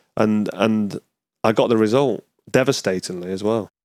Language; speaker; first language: English; native; English